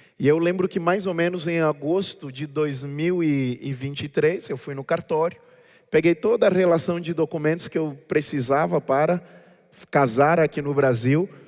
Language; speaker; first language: Portuguese; non-native, local second language; Kabuverdianu